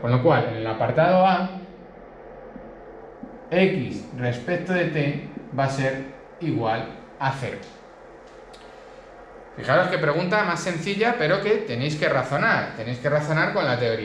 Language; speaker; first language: Spanish; native; Spanish